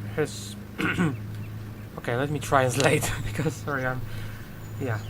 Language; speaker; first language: English; non-native, fluent; Polish